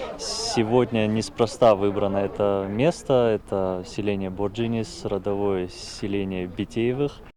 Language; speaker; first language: Russian; native; Russian